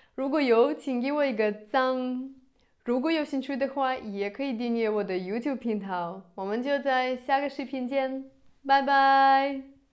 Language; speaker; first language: Chinese; non-native, fluent; Russian